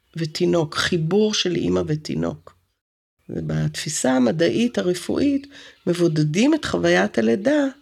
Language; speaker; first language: Hebrew; native; Hebrew